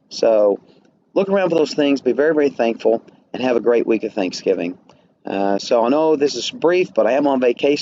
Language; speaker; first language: English; native; English